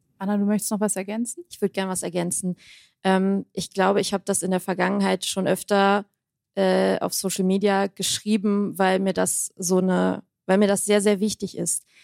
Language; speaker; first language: German; early bilingual, other home language; Armenian